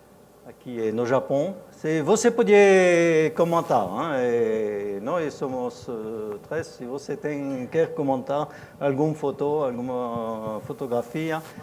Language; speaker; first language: Portuguese; non-native, fluent; French